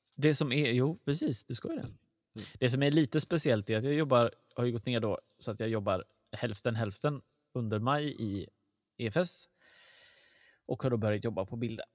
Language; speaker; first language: Swedish; native; Swedish